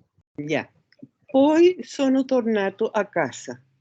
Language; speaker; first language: Italian; non-native, learner; Spanish